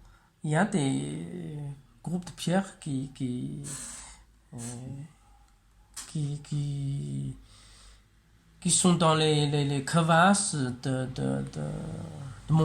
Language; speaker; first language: French; non-native, learner; Chinese